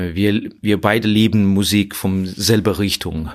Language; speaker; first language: German; non-native, fluent; Estonian